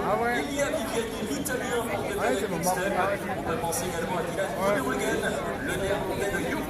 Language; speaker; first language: French; native; French